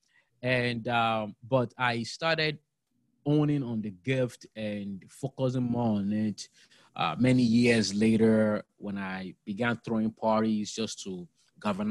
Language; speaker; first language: English; non-native, local second language; Yoruba